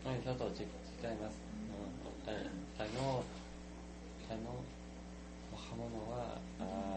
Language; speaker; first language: Japanese; non-native, learner; Thai